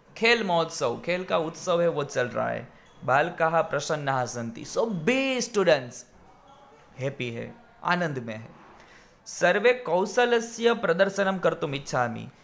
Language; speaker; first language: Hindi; non-native, local second language; Gujarati